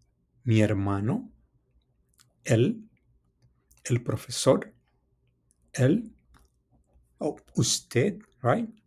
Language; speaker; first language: Spanish; non-native, fluent; English